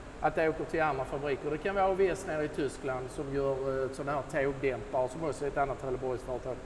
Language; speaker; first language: Swedish; native; Swedish